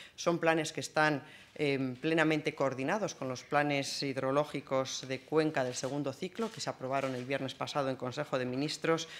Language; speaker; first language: Spanish; native; Spanish